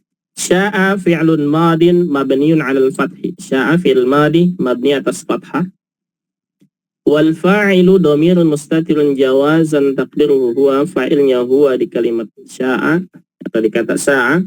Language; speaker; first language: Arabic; non-native, fluent; Indonesian